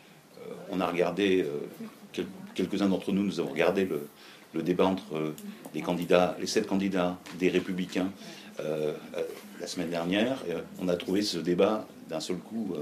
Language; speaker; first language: French; native; French